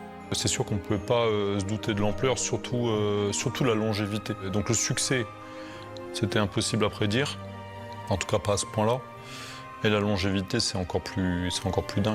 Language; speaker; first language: French; native; French